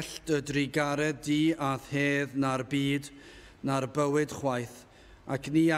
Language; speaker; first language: Welsh; native; Welsh